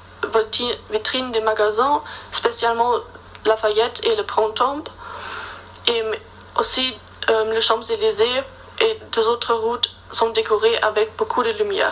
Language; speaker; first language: French; non-native, learner; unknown